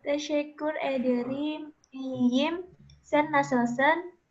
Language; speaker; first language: Turkish; non-native, learner; Indonesian